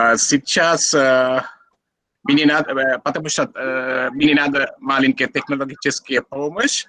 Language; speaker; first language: Russian; non-native, learner; Sinhala